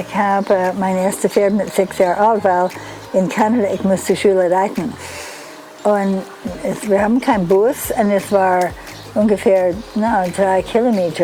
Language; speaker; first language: German; non-native, learner; English